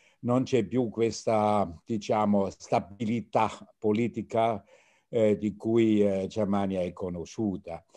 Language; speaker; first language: Italian; non-native, fluent; German